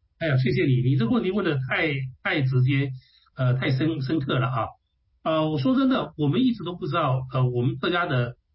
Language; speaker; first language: Chinese; non-native, local second language; Hakka Chinese